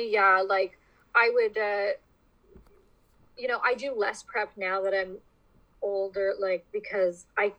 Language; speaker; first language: English; native; English